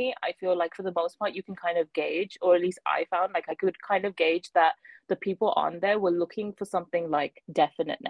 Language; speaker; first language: English; native; English